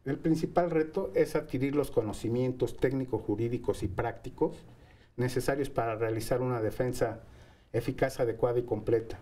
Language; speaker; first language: Spanish; native; Spanish